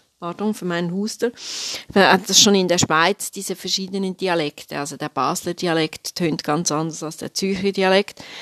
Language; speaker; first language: German; native; German